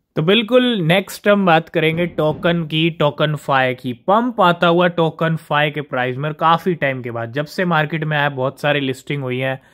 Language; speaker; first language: Hindi; native; Hindi